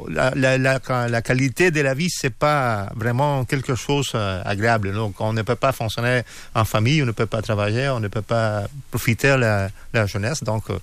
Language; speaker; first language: French; non-native, learner; Spanish